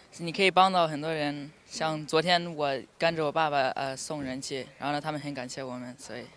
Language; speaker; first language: Chinese; early bilingual, heritage; English